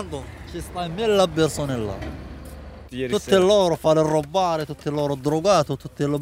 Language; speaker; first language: Italian; non-native, learner; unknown